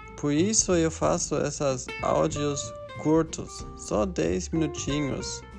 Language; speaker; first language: Portuguese; non-native, learner; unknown